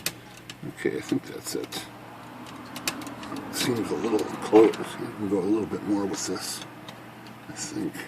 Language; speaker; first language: English; native; English